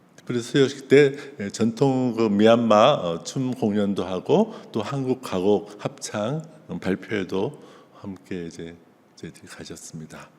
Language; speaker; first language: Korean; native; Korean